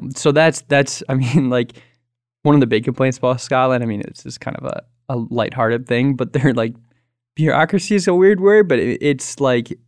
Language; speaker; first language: English; native; English